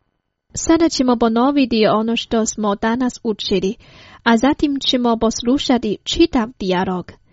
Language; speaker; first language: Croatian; non-native, fluent; Chinese